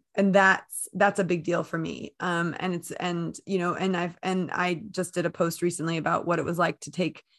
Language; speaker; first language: English; native; English